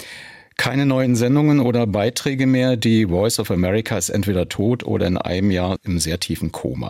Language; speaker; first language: German; native; German